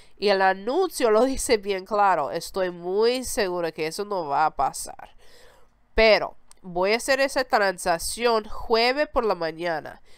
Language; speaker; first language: Spanish; early bilingual, heritage; Spanish